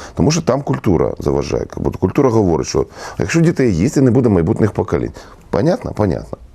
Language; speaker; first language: Ukrainian; native; Ukrainian